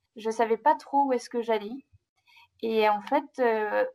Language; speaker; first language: French; native; French